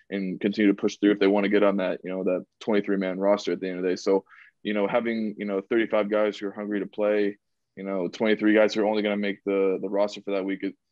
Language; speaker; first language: English; native; English